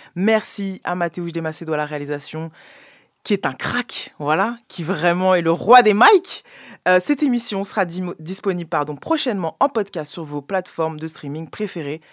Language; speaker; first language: French; native; French